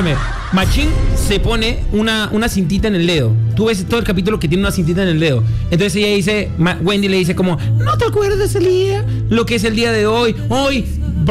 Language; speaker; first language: Spanish; native; Spanish